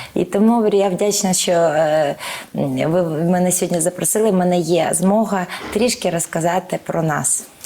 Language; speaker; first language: Ukrainian; native; Ukrainian